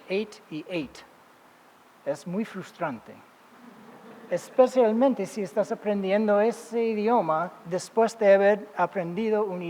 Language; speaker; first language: Spanish; non-native, fluent; English